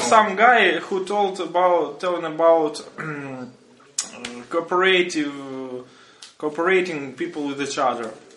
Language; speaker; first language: English; non-native, learner; Russian